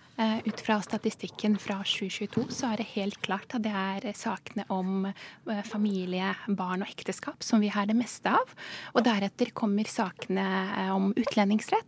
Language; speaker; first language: Norwegian; non-native, fluent; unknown